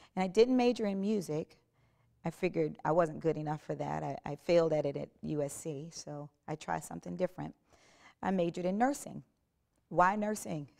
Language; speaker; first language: English; native; English